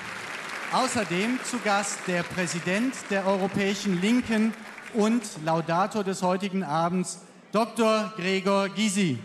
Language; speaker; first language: German; native; German